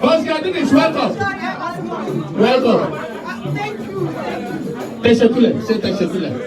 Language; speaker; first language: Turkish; non-native, learner; Igbo